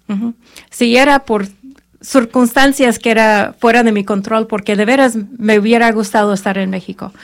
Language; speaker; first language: Spanish; early bilingual, other home language; English